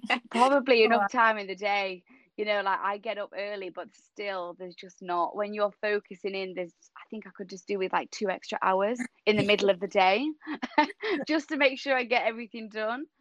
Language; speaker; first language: English; native; English